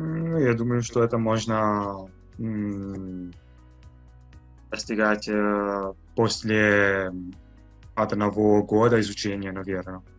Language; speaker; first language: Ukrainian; non-native, learner; Italian